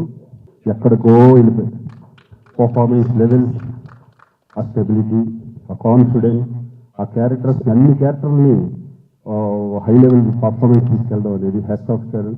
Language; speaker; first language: Telugu; native; Telugu